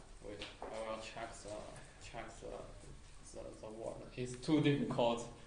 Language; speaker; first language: English; non-native, learner; Chinese